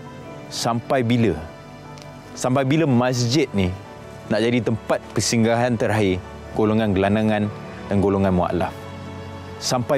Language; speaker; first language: Malay; native; Malay